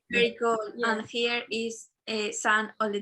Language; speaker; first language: English; non-native, learner; Spanish